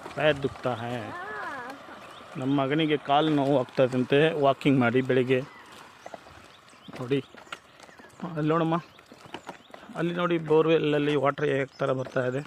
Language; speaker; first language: Kannada; non-native, local second language; Urdu